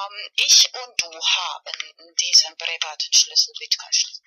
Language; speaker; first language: German; non-native, fluent; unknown